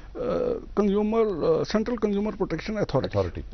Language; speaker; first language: Hindi; native; Hindi